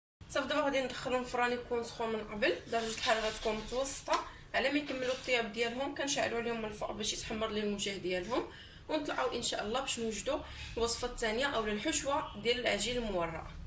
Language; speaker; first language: Arabic; native; Arabic